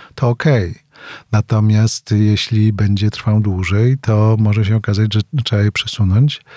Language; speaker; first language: Polish; native; Polish